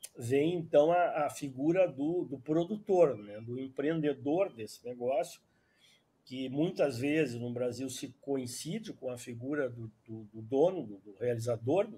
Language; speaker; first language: Portuguese; native; Portuguese